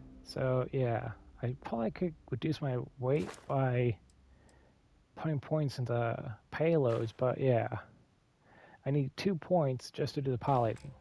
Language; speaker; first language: English; native; English